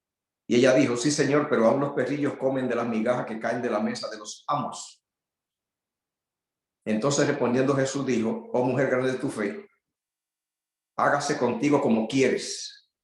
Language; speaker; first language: Spanish; native; Spanish